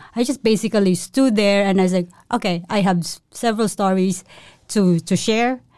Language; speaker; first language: English; non-native, local second language; Cebuano